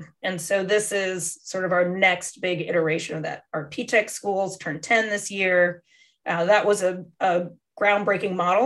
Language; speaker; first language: English; native; English